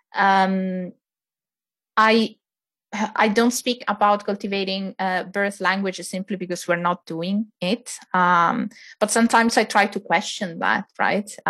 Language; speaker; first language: English; non-native, fluent; Italian